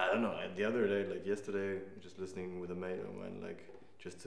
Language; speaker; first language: English; non-native, fluent; Danish